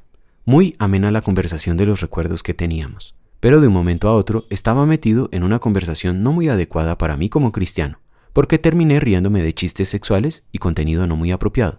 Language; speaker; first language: Spanish; native; Spanish